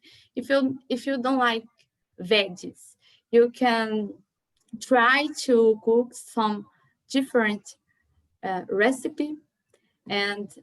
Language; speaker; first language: English; non-native, learner; Portuguese